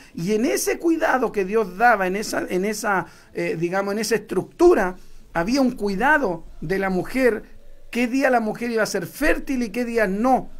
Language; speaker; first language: Spanish; native; Spanish